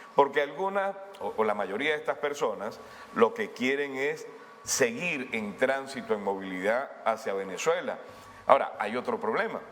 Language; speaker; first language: Spanish; native; Spanish